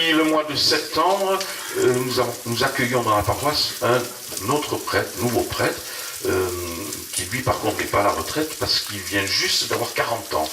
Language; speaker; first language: French; native; French